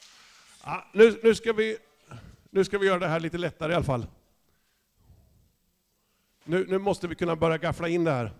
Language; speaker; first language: Swedish; native; Swedish